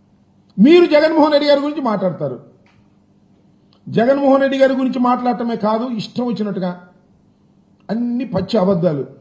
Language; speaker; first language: Telugu; native; Telugu